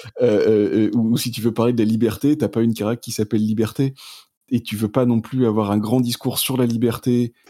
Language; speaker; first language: French; native; French